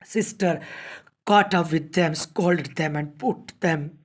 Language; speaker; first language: English; non-native, local second language; Punjabi